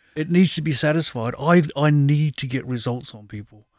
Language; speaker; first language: English; native; English